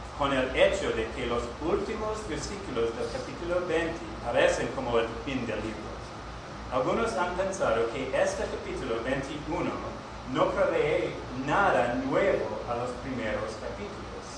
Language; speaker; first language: Spanish; non-native, learner; English